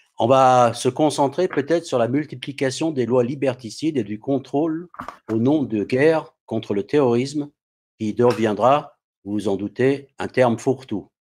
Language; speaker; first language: French; non-native, fluent; English